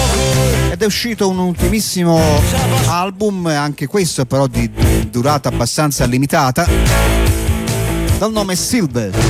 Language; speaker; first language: Italian; native; Italian